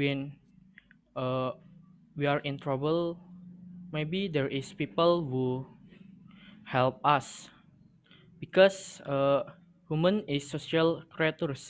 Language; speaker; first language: English; non-native, learner; Indonesian